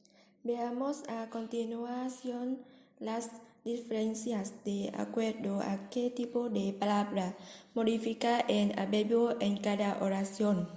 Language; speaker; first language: Spanish; non-native, learner; Vietnamese